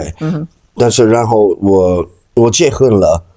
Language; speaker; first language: Chinese; non-native, learner; English